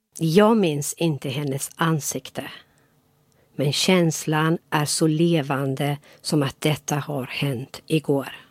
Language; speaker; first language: Swedish; non-native, fluent; Persian